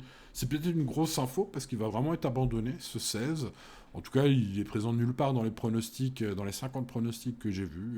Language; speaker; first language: French; native; French